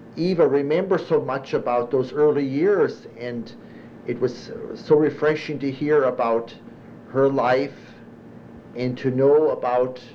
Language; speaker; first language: English; early bilingual, other home language; German